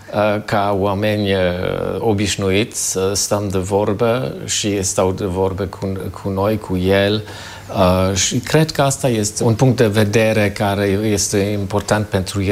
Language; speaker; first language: Romanian; non-native, fluent; German